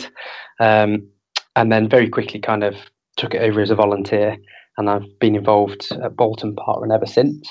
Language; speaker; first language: English; native; English